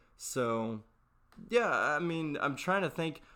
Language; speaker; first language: English; native; English